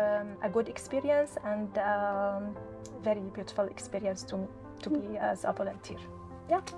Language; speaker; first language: English; non-native, fluent; Arabic